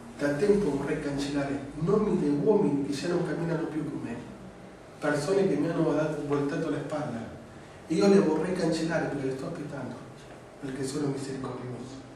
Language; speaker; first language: Italian; non-native, fluent; Spanish